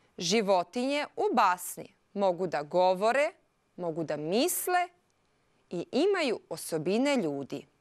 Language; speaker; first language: Serbian; non-native, local second language; Hungarian